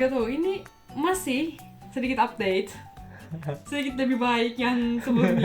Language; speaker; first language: Indonesian; non-native, fluent; Turkish